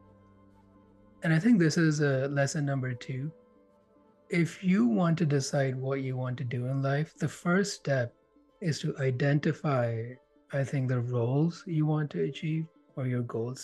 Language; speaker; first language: English; non-native, local second language; Hindi